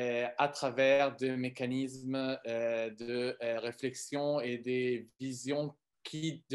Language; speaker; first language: French; non-native, fluent; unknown